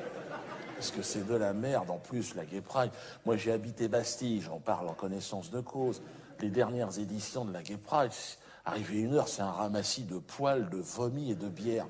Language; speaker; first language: French; native; French